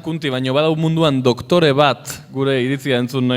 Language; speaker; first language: Basque; native; Basque